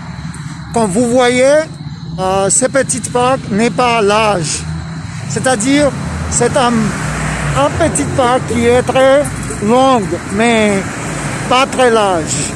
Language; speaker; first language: French; non-native, fluent; Spanish